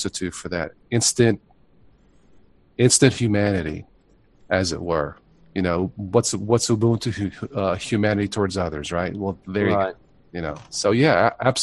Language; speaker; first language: English; native; English